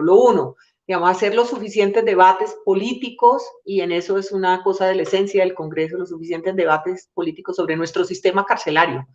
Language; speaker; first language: Spanish; native; Spanish